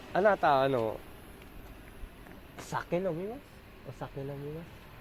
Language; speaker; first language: Japanese; non-native, learner; Filipino